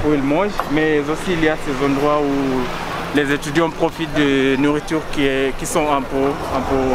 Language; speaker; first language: French; non-native, fluent; Luo (Kenya and Tanzania)